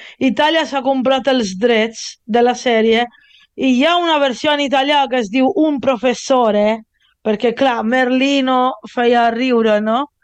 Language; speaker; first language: Catalan; non-native, learner; Italian